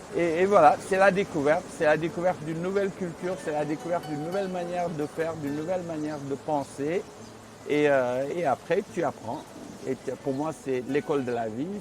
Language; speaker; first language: French; non-native, local second language; Wolof